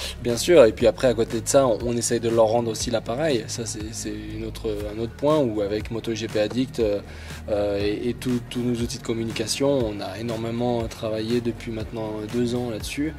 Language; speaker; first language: French; native; French